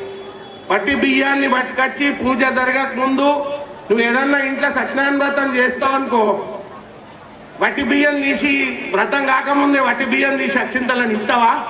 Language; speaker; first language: Telugu; native; Telugu